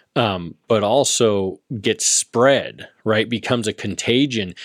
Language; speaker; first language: English; native; English